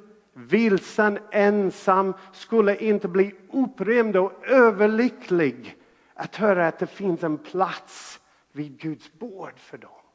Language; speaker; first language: Swedish; non-native, fluent; English